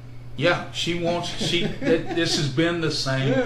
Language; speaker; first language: English; native; English